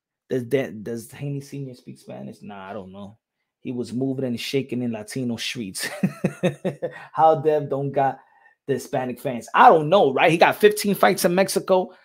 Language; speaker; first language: English; early bilingual, other home language; Spanish